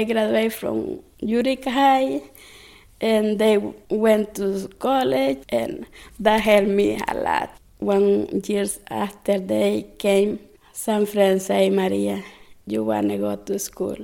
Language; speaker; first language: English; non-native, learner; Spanish